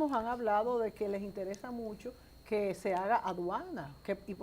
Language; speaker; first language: Spanish; native; Spanish